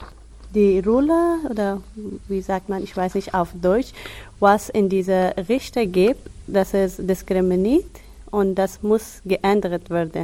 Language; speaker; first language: German; non-native, learner; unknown